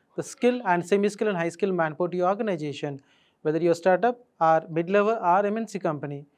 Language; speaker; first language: English; non-native, local second language; Telugu